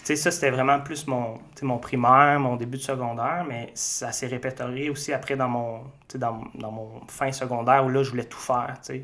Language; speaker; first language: French; native; French